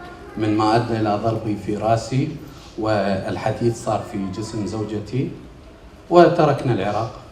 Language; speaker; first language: Arabic; native; Arabic